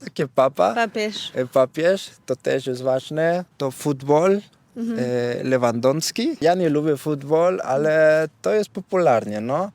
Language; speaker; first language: Polish; non-native, learner; Spanish